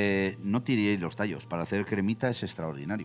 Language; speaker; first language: Spanish; native; Spanish